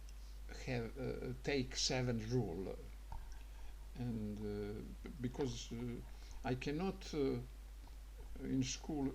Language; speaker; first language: English; non-native, learner; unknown